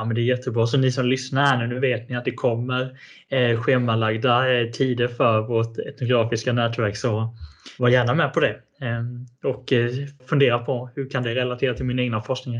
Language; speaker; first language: Swedish; native; Swedish